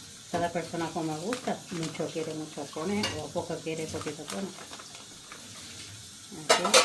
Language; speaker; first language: Spanish; non-native, learner; Malayalam